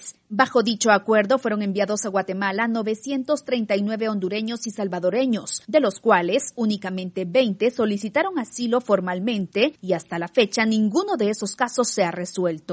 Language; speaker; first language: Spanish; native; Spanish